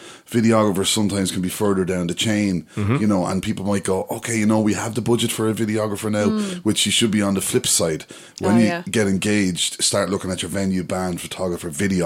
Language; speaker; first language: English; native; English